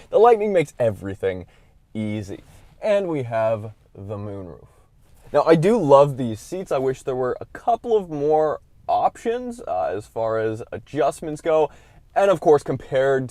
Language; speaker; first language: English; native; English